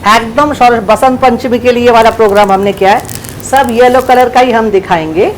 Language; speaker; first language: Hindi; non-native, local second language; Bangla